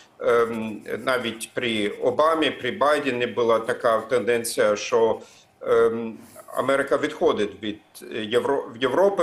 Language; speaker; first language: Ukrainian; non-native, fluent; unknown